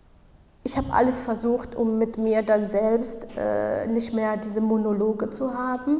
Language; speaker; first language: German; non-native, fluent; Kurdish